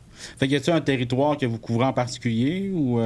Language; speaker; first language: French; native; French